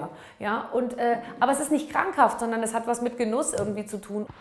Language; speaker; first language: German; native; German